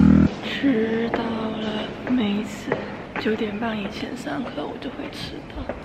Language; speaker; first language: Chinese; early bilingual, heritage; Chinese